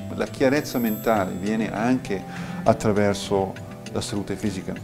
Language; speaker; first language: Italian; non-native, fluent; English